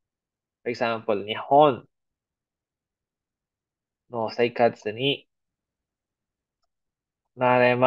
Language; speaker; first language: Japanese; non-native, fluent; Filipino